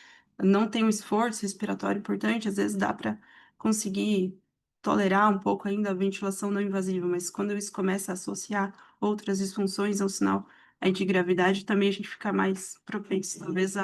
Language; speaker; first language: Portuguese; native; Portuguese